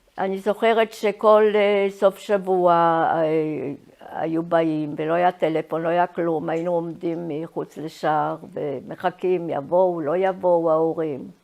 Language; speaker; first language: Hebrew; early bilingual, other home language; Polish